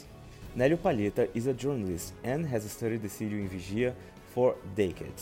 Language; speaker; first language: English; non-native, fluent; Portuguese